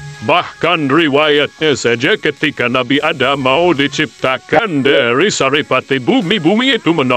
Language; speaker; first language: Indonesian; native; Indonesian